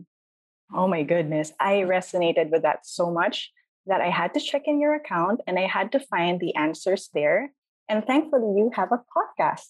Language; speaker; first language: English; non-native, local second language; Filipino